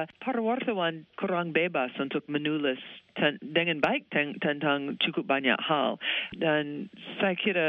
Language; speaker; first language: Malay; non-native, fluent; English